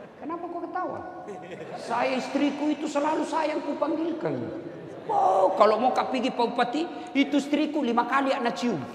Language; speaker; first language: Indonesian; non-native, local second language; Buginese